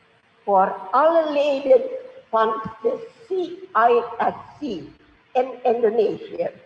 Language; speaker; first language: Dutch; non-native, fluent; Indonesian